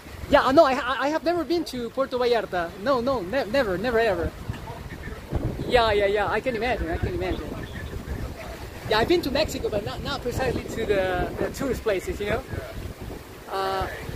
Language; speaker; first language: English; non-native, fluent; Spanish